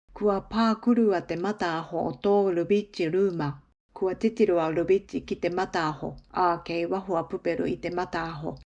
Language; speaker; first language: Māori; non-native, learner; Japanese